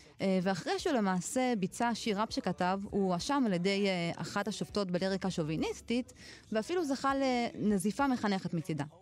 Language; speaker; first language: Hebrew; native; Hebrew